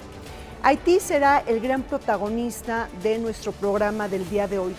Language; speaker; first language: Spanish; native; Spanish